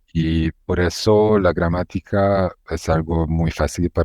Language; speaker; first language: Spanish; non-native, learner; Hungarian